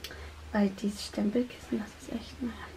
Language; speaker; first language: German; native; German